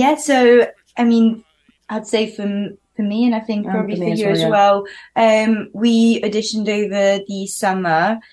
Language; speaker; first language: English; non-native, fluent; French